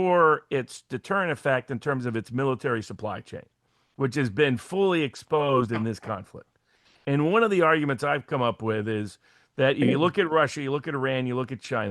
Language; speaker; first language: English; native; English